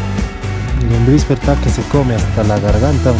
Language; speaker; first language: Spanish; native; Spanish